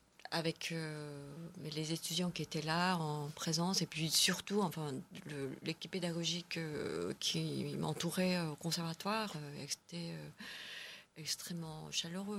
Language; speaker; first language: French; non-native, fluent; Korean